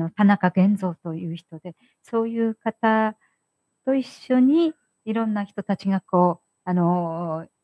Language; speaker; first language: Japanese; native; Japanese